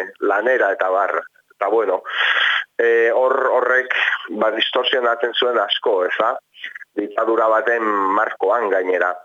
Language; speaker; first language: Basque; non-native, local second language; Spanish